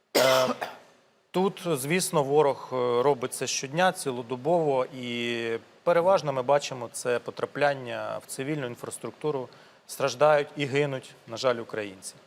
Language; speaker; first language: Ukrainian; non-native, local second language; Russian